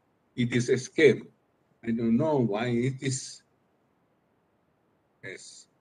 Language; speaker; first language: English; non-native, learner; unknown